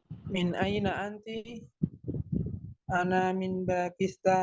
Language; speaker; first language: Arabic; non-native, learner; Indonesian